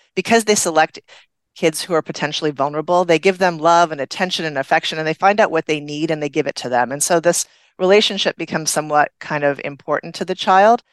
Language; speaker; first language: English; native; English